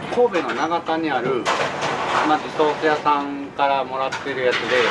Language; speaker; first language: Japanese; native; Japanese